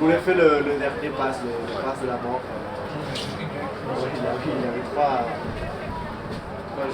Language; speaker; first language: French; non-native, fluent; English